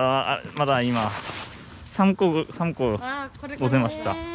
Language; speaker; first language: Japanese; non-native, learner; Korean